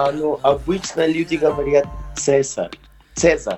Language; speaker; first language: Russian; non-native, fluent; Spanish